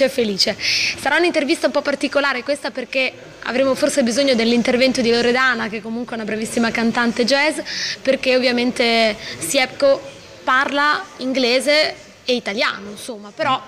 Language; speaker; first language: Italian; native; Italian